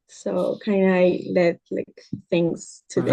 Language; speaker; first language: English; early bilingual, other home language; Spanish